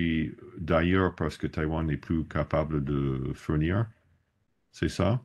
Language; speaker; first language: French; non-native, fluent; English